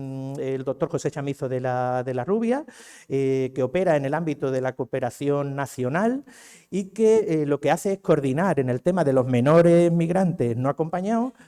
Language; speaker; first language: Spanish; native; Spanish